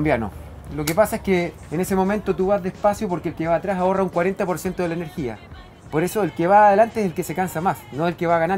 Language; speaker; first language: Spanish; native; Spanish